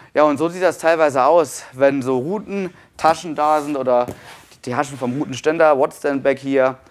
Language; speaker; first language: German; native; German